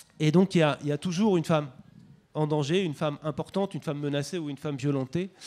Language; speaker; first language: French; native; French